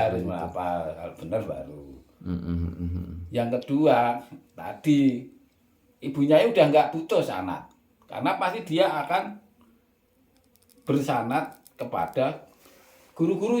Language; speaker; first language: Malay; non-native, local second language; Javanese